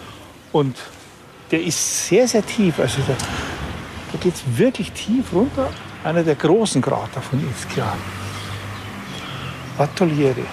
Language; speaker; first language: German; native; German